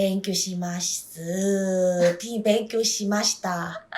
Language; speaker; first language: Japanese; non-native, learner; Korean